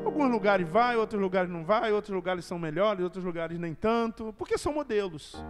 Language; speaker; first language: Portuguese; native; Portuguese